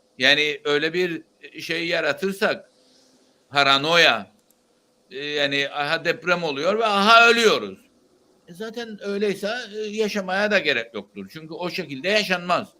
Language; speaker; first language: Turkish; native; Turkish